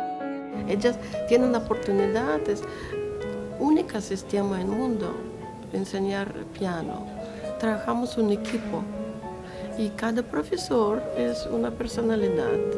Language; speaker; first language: Spanish; non-native, learner; Russian